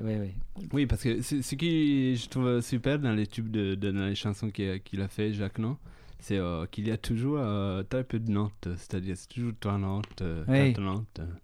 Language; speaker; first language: French; non-native, fluent; Italian